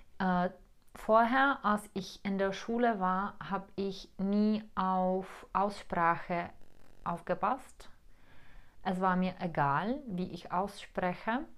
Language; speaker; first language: German; non-native, fluent; Czech